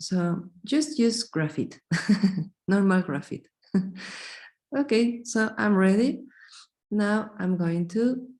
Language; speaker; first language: English; non-native, fluent; Spanish